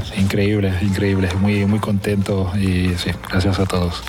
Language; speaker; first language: Spanish; non-native, fluent; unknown